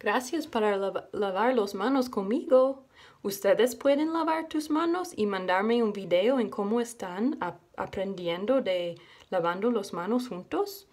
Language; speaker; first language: Spanish; non-native, learner; English